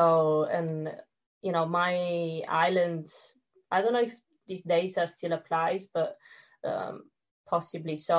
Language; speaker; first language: English; non-native, fluent; Italian